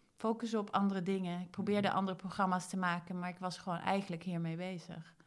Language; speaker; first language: Dutch; non-native, fluent; Swedish